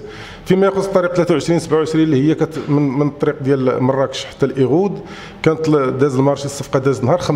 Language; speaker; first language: Arabic; native; Arabic